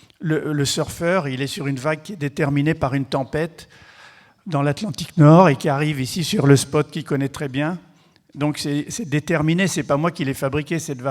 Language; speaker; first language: French; native; French